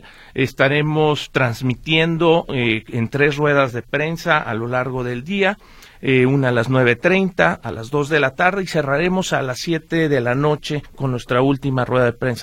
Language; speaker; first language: Spanish; native; Spanish